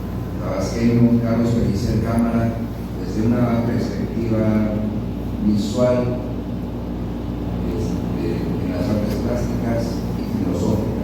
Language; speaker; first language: Spanish; native; Spanish